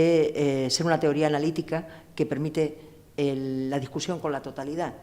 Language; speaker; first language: Spanish; native; Spanish